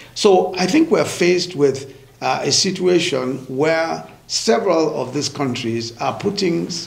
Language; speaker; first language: English; non-native, local second language; Yoruba